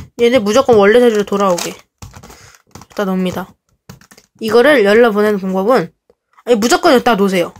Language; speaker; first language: Korean; native; Korean